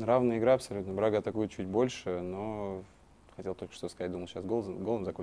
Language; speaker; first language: Russian; native; Russian